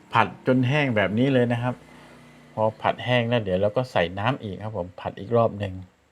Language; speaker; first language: Thai; non-native, local second language; Malay